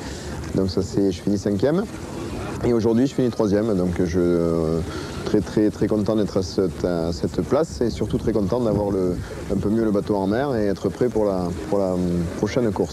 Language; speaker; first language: French; native; French